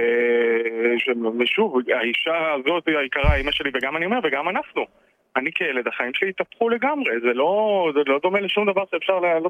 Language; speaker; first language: Hebrew; native; Hebrew